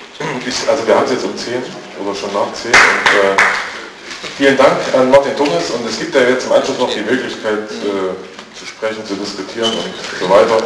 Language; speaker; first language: German; native; German